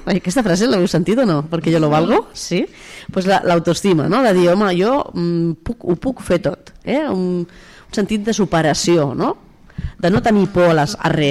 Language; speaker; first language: Catalan; native; Catalan